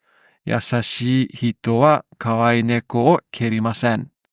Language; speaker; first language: Japanese; non-native, learner; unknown